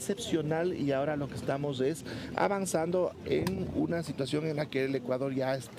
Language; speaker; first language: Spanish; native; Spanish